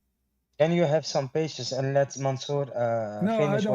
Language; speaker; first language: English; non-native, fluent; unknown